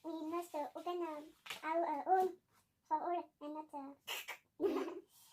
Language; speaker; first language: English; non-native, learner; French